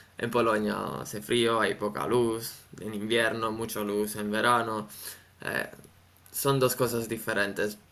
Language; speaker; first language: Spanish; non-native, fluent; Italian